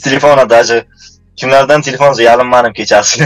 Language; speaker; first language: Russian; non-native, learner; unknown